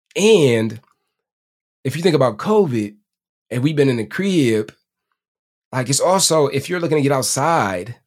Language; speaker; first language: English; native; English